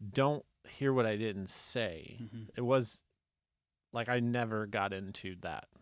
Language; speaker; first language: English; native; English